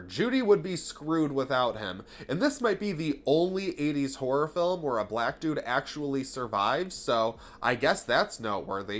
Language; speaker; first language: English; native; English